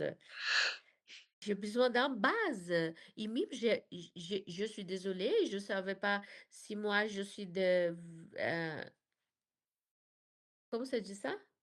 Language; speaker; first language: French; non-native, learner; Portuguese